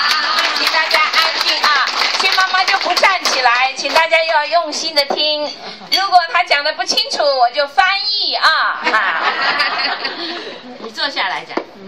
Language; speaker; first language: Chinese; native; Chinese